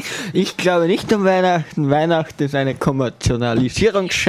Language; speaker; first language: German; native; German